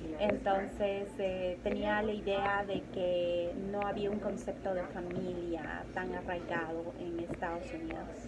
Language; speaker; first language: Spanish; native; Spanish